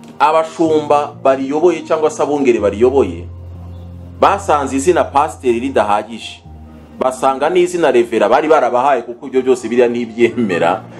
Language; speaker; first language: Kinyarwanda; early bilingual, heritage; Kinyarwanda